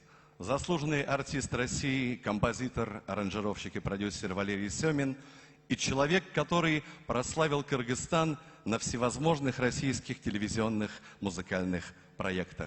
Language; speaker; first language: Russian; native; Russian